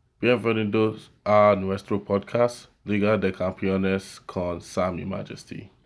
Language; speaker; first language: Spanish; non-native, learner; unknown